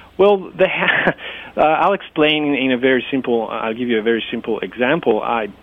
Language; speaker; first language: English; non-native, fluent; Greek